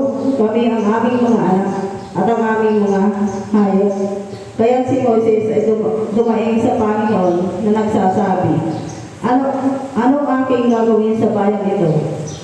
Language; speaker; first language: Filipino; native; Filipino